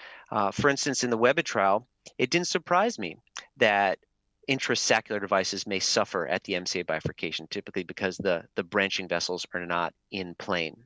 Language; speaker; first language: English; native; English